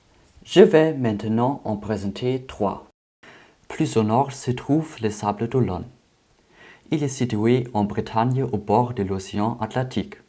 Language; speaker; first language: French; non-native, learner; German